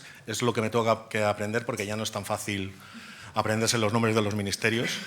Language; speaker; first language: Spanish; native; Spanish